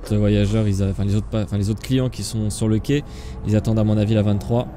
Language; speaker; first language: French; native; French